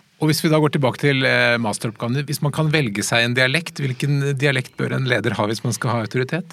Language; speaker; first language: Norwegian; native; Norwegian